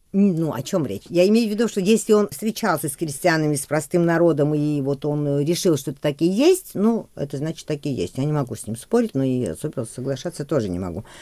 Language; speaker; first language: Russian; non-native, local second language; Georgian